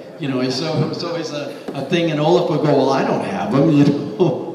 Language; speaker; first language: English; native; English